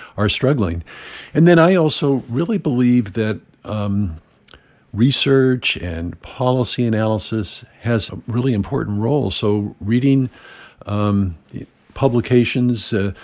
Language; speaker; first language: English; native; English